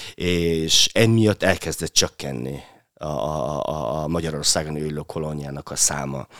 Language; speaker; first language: Hungarian; non-native, fluent; Mongolian